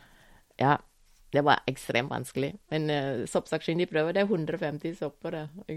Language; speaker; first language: Norwegian; non-native, fluent; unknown